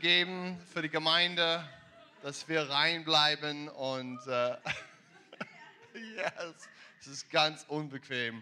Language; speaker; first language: German; non-native, fluent; English